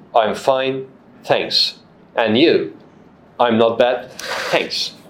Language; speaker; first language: English; non-native, fluent; Persian